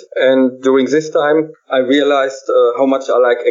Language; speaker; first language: English; non-native, fluent; German